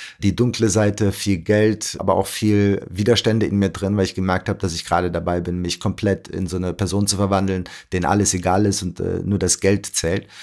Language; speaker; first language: German; early bilingual, other home language; Arabic